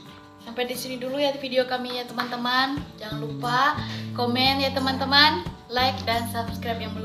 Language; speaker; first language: Indonesian; non-native, local second language; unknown